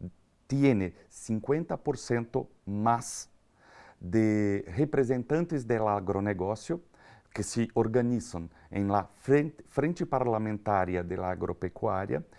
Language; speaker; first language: Spanish; non-native, learner; Portuguese